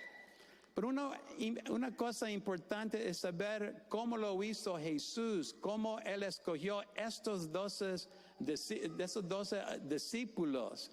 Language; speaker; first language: Spanish; non-native, fluent; English